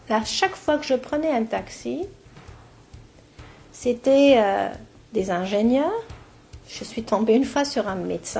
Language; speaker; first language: French; non-native, local second language; Arabic